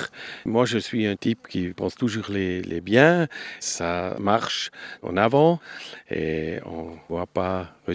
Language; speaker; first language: French; non-native, local second language; German